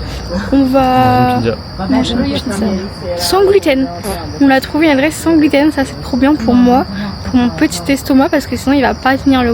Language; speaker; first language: French; native; French